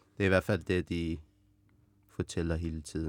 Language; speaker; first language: Danish; non-native, fluent; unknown